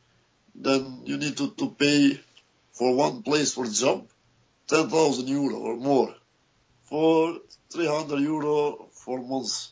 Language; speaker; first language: English; non-native, learner; Albanian